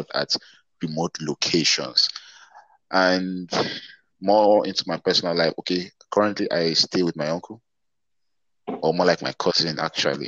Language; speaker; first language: English; non-native, local second language; Igbo